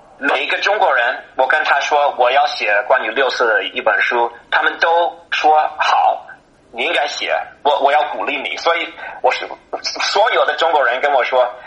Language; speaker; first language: Chinese; non-native, fluent; English